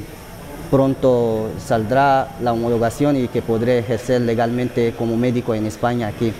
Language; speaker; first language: Spanish; non-native, fluent; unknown